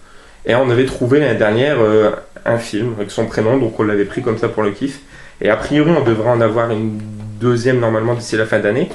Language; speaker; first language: French; native; French